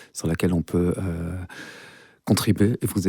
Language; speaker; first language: French; native; French